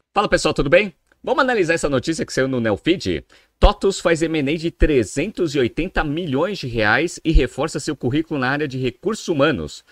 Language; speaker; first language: Portuguese; native; Portuguese